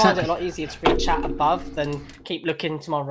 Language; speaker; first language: English; native; English